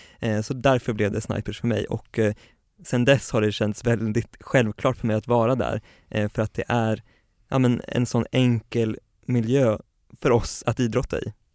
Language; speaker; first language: Swedish; native; Swedish